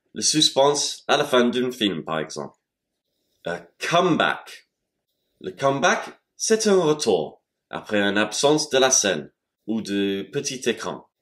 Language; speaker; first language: French; non-native, fluent; English